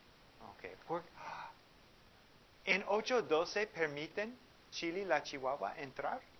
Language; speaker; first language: Spanish; non-native, fluent; English